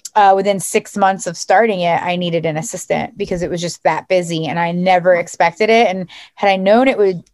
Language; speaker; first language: English; native; English